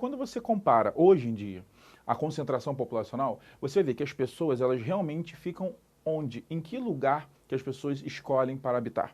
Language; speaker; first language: Portuguese; native; Portuguese